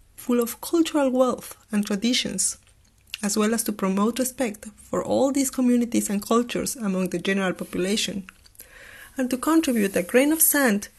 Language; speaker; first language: English; non-native, fluent; Spanish